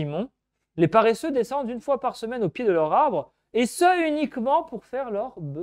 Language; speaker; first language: French; native; French